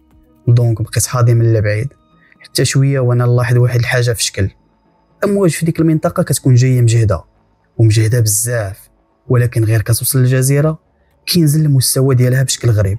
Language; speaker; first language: Arabic; native; Arabic